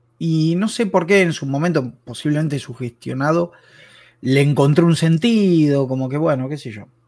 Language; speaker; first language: Spanish; native; Spanish